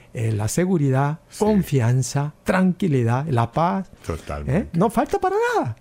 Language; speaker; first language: Spanish; non-native, fluent; Korean